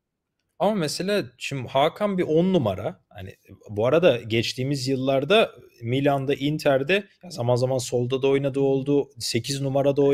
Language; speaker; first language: Turkish; native; Turkish